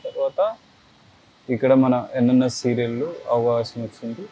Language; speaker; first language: Telugu; non-native, learner; Malayalam